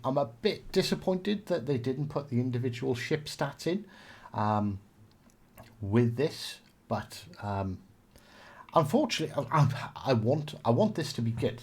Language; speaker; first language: English; native; English